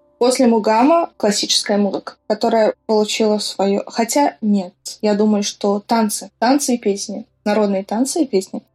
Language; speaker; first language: Russian; non-native, local second language; Azerbaijani